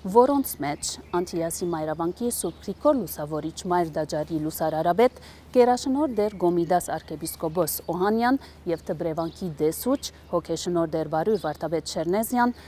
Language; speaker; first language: Armenian; native; Armenian